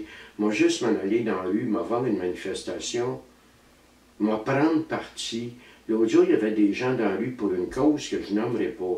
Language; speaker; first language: French; native; French